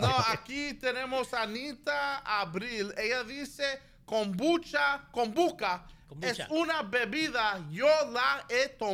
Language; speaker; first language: Spanish; early bilingual, other home language; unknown